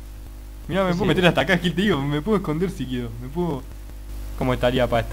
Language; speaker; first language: Spanish; native; Spanish